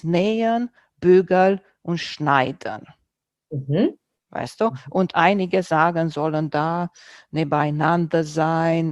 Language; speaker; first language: German; non-native, fluent; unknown